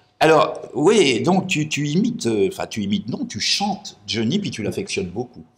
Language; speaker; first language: French; native; French